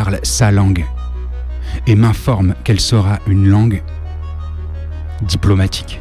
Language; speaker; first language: French; native; French